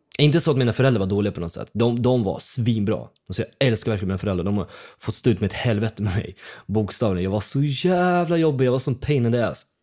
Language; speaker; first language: Swedish; early bilingual, other home language; Russian